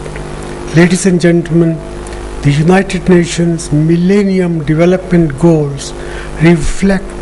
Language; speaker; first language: English; non-native, local second language; Punjabi